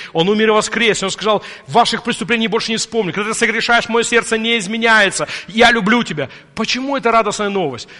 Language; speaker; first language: Russian; native; Russian